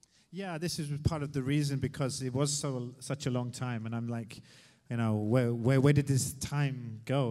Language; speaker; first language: English; native; English